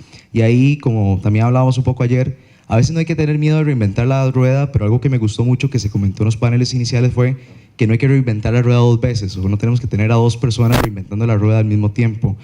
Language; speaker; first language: Spanish; native; Spanish